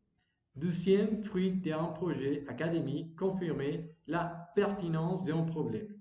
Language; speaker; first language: French; non-native, learner; Spanish